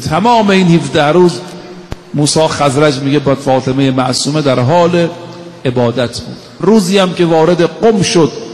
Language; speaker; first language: Persian; native; Persian